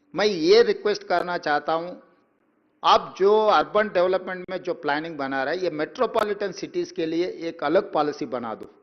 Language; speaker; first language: Hindi; non-native, local second language; Telugu